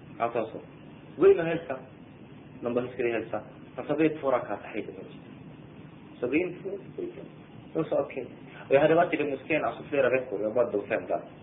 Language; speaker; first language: Swedish; non-native, fluent; Arabic